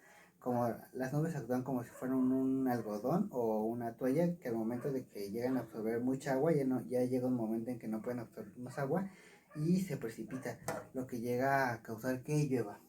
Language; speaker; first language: Spanish; native; Spanish